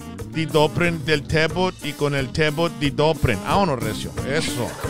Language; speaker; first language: Spanish; early bilingual, heritage; Spanish